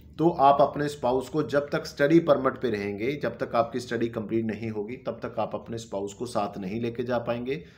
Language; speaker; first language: Hindi; non-native, local second language; Punjabi